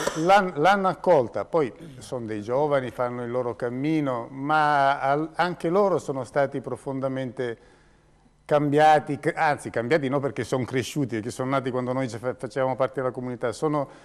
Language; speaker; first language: Italian; native; Italian